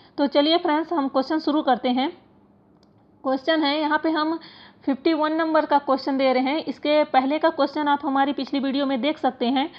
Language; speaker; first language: Hindi; native; Hindi